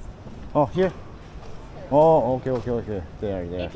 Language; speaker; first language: English; non-native, learner; Korean